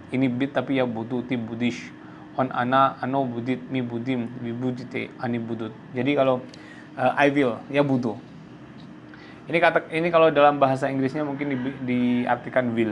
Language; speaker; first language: Indonesian; native; Indonesian